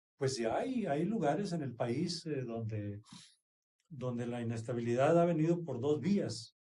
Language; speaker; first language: Spanish; native; Spanish